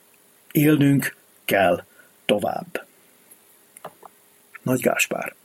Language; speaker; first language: Hungarian; native; Hungarian